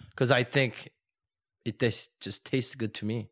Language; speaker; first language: English; non-native, fluent; Korean